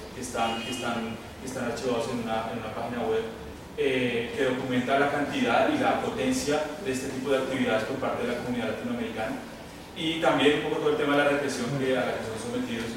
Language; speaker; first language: Spanish; native; Spanish